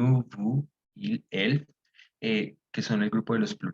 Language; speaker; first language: French; non-native, fluent; Spanish